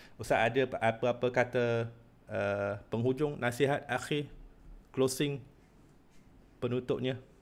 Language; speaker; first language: Malay; non-native, local second language; Chinese